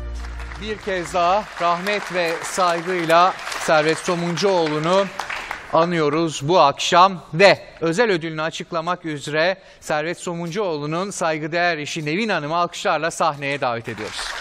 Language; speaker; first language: Turkish; native; Turkish